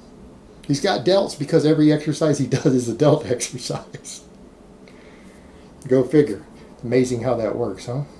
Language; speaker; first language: English; native; English